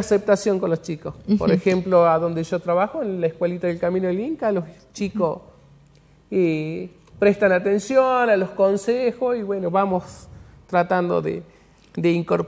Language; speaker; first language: Spanish; native; Spanish